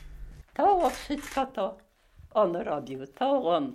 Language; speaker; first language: Polish; non-native, local second language; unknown